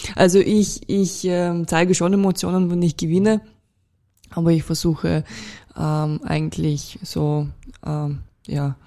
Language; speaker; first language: German; non-native, fluent; Russian